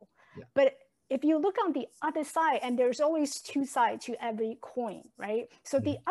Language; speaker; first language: English; non-native, fluent; Chinese